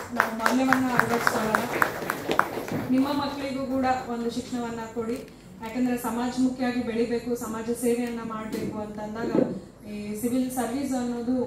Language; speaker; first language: Kannada; non-native, local second language; Lambadi